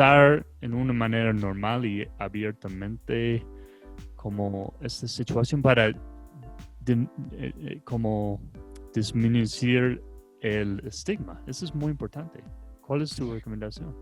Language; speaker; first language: Spanish; non-native, fluent; English